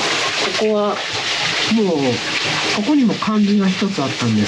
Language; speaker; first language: Japanese; native; Japanese